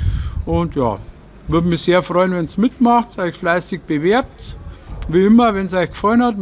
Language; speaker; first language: German; native; German